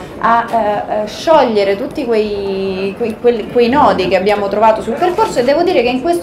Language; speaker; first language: Italian; native; Italian